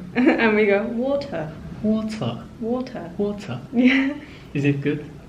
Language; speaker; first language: English; native; English